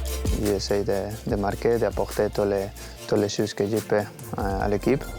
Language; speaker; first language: French; non-native, learner; Spanish